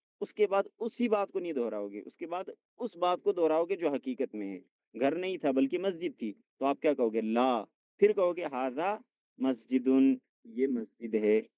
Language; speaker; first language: Urdu; non-native, local second language; Punjabi